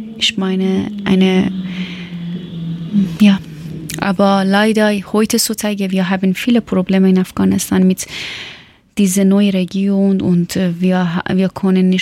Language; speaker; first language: German; non-native, learner; Persian